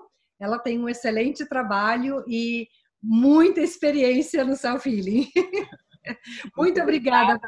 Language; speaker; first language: Portuguese; native; Portuguese